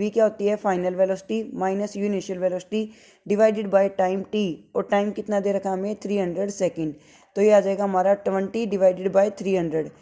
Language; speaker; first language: Hindi; native; Hindi